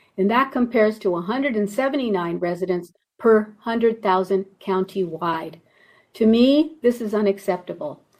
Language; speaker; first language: English; early bilingual, other home language; Spanish